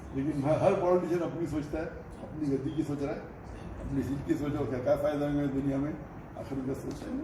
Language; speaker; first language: Urdu; native; Urdu